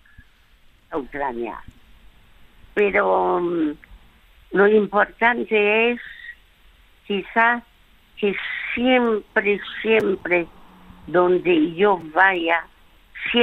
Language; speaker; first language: Spanish; early bilingual, other home language; French